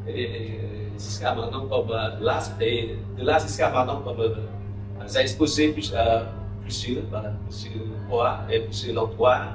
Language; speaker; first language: French; non-native, local second language; Khmer